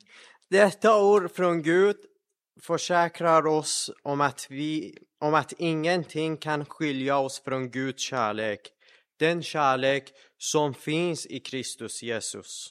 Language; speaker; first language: Swedish; non-native, fluent; Persian